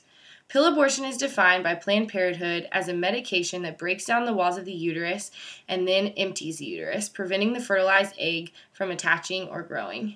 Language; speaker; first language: English; native; English